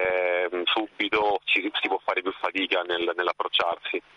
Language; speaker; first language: Italian; native; Italian